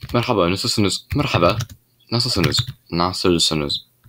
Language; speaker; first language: Turkish; non-native, learner; English